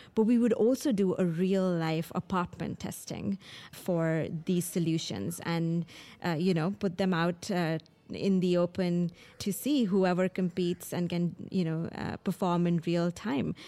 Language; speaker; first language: English; non-native, local second language; Hindi